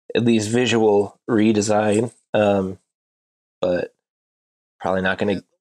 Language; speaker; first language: English; native; English